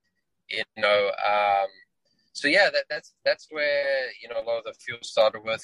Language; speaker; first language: English; native; English